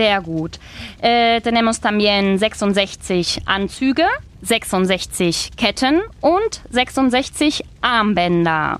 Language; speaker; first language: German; non-native, fluent; Spanish